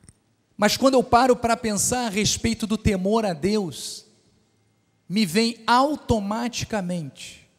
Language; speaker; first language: Portuguese; native; Portuguese